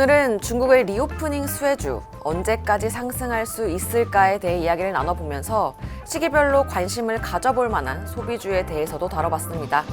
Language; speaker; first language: Korean; native; Korean